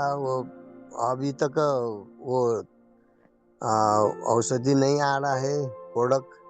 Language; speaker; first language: Hindi; non-native, learner; Nepali